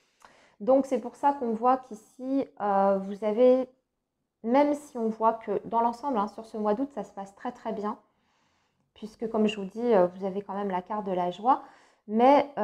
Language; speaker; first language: French; native; French